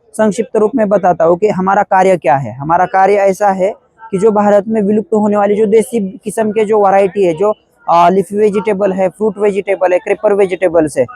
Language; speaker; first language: Hindi; non-native, local second language; Marathi